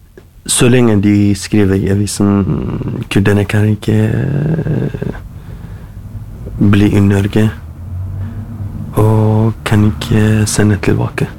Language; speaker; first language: Norwegian; non-native, fluent; Kurdish